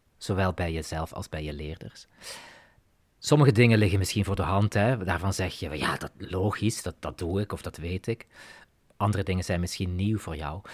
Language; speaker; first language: Dutch; native; Dutch